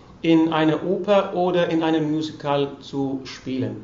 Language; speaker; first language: German; non-native, learner; Icelandic